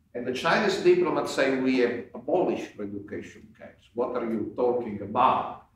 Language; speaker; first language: English; non-native, fluent; Italian